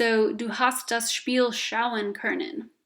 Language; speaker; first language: German; non-native, fluent; English